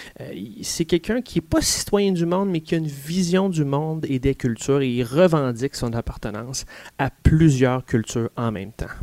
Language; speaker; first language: French; native; French